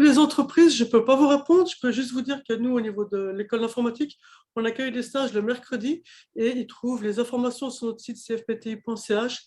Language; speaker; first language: French; native; French